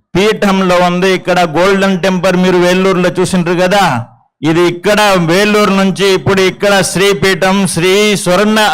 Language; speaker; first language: Telugu; non-native, local second language; Hindi